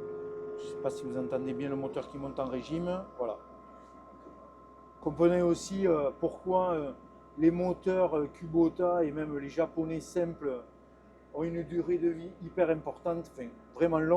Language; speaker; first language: French; native; French